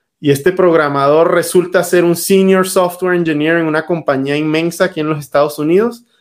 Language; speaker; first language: Spanish; native; Spanish